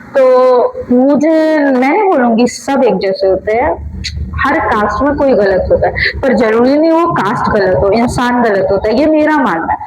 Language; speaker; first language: Hindi; non-native, local second language; Bangla